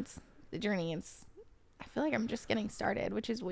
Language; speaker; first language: English; native; English